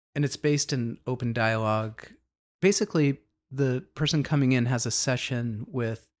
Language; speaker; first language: English; native; English